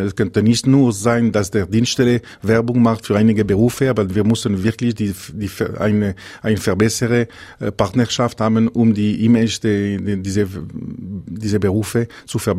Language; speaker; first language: German; non-native, local second language; French